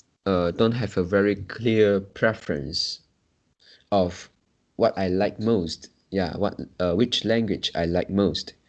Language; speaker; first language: English; non-native, local second language; Chinese